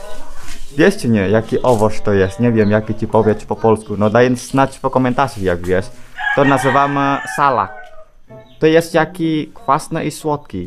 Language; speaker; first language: Polish; non-native, learner; Balinese